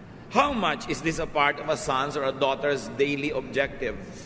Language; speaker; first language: English; non-native, local second language; Filipino